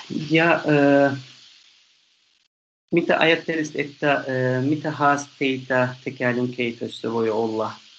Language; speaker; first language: Finnish; non-native, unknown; Turkish